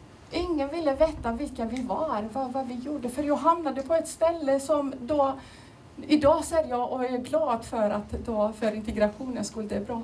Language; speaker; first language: Swedish; non-native, fluent; Turoyo